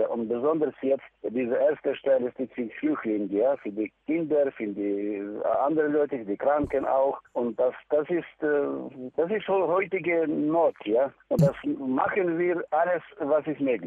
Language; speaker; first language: German; non-native, fluent; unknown